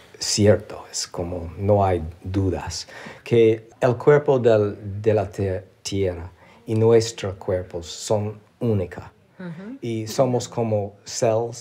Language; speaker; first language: Spanish; non-native, learner; English